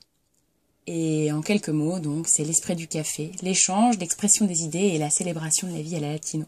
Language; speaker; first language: French; native; French